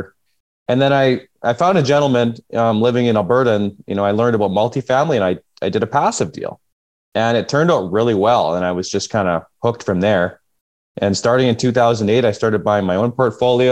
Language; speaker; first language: English; native; English